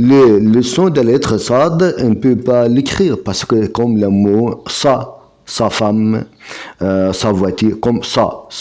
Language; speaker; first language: French; non-native, fluent; Arabic